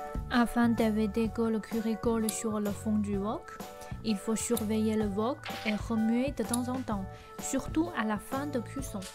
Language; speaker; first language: French; non-native, fluent; Chinese